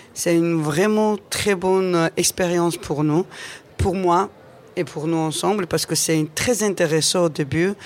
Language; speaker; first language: French; non-native, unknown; Georgian